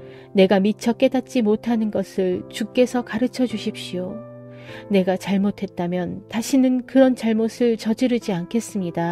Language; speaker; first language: Korean; native; Korean